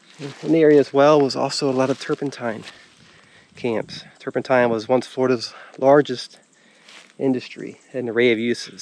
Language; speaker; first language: English; native; English